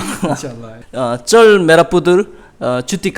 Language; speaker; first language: Urdu; non-native, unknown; Korean